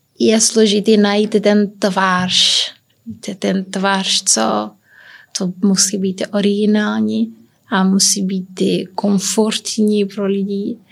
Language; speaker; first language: Czech; non-native, learner; Kabuverdianu